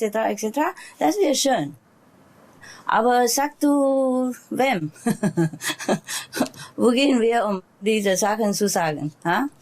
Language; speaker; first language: German; non-native, learner; Vietnamese